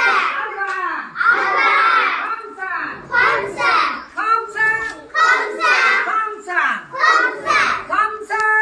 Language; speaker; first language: Arabic; non-native, fluent; Bangla